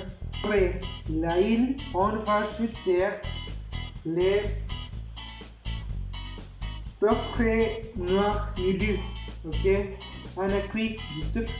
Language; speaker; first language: French; non-native, learner; Spanish